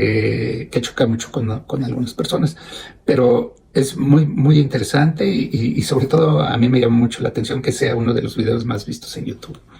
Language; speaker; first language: Spanish; native; Spanish